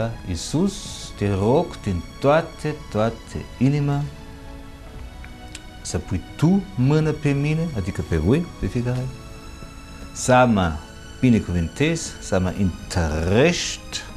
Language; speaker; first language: Romanian; non-native, fluent; German